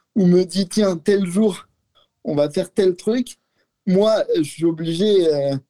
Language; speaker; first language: French; native; French